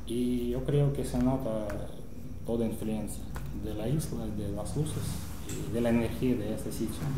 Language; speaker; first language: Spanish; non-native, fluent; Russian